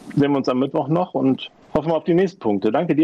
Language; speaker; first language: German; native; German